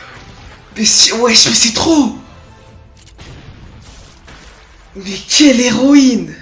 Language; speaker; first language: French; native; French